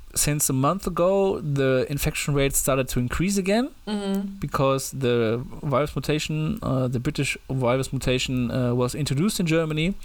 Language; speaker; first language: English; non-native, fluent; German